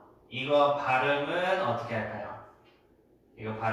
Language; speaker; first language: Korean; native; Korean